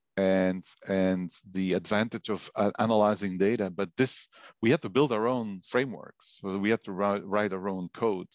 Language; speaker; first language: English; non-native, fluent; Dutch